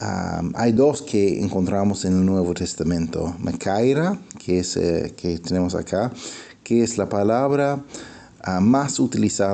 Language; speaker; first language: Spanish; non-native, fluent; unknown